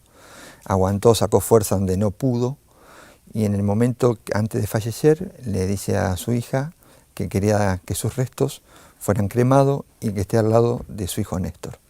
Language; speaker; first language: Spanish; native; Spanish